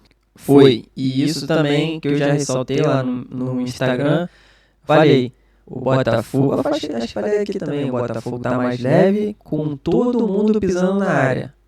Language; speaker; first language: Portuguese; native; Portuguese